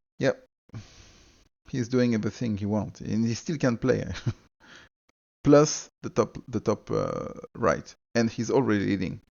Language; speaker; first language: English; non-native, fluent; French